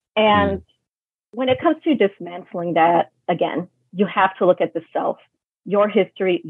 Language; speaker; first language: English; native; English